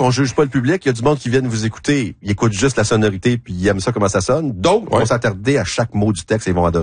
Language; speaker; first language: French; native; French